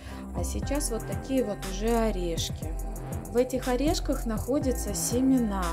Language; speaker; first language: Russian; native; Russian